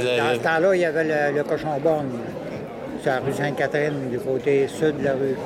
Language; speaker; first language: French; native; French